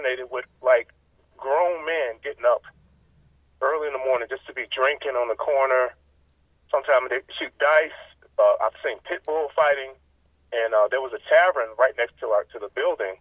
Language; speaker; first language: English; native; English